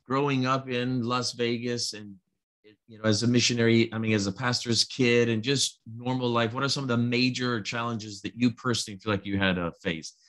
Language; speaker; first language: English; early bilingual, other home language; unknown